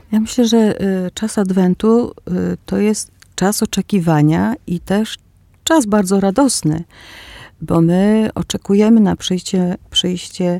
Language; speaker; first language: Polish; early bilingual, other home language; Greek